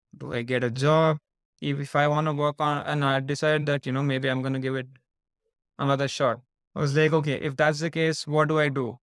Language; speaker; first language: English; non-native, local second language; Telugu